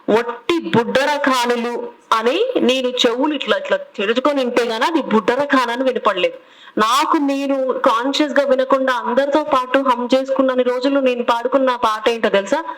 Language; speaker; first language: Telugu; native; Telugu